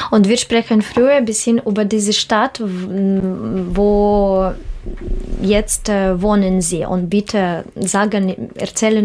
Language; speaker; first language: German; non-native, learner; Russian